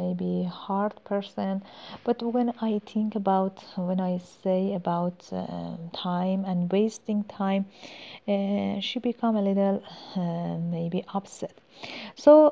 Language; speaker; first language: English; non-native, learner; Persian